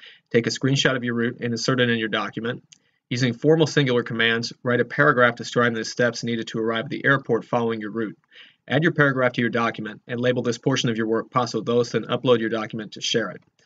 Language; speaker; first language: English; native; English